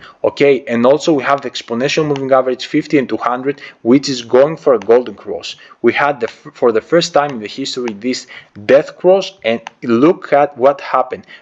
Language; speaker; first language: English; non-native, fluent; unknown